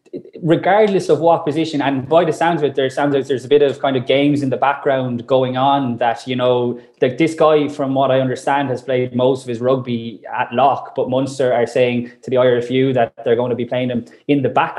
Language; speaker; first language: English; native; English